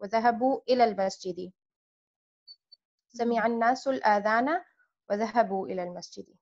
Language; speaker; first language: Arabic; non-native, fluent; Urdu